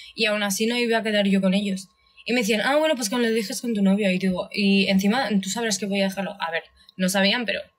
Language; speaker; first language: Spanish; early bilingual, other home language; Russian